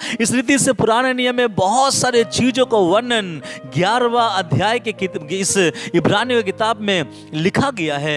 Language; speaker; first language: Hindi; non-native, local second language; Bangla